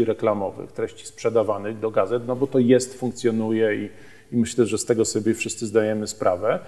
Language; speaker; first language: Polish; native; Polish